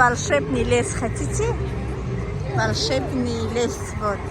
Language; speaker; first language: Russian; non-native, local second language; Tajik